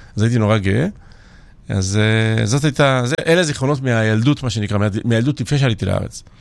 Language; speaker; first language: Hebrew; early bilingual, other home language; Georgian